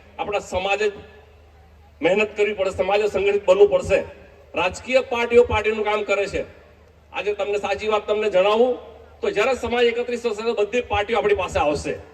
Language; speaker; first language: Gujarati; non-native, local second language; Bhili